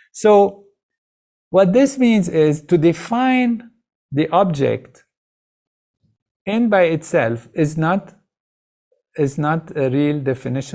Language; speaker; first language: English; non-native, fluent; Arabic